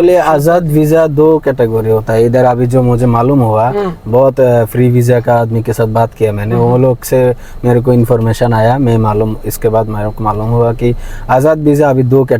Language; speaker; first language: Hindi; non-native, fluent; Bangla